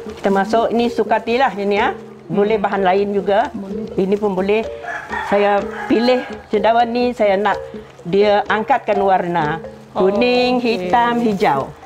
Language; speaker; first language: Malay; non-native, local second language; Iban